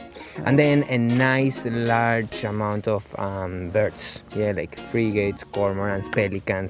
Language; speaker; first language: English; non-native, fluent; Spanish